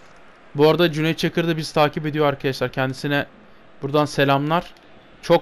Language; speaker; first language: Turkish; native; Turkish